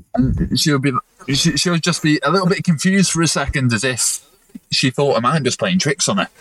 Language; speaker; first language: English; native; English